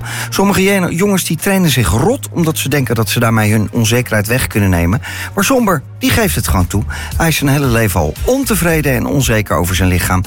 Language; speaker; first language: Dutch; native; Dutch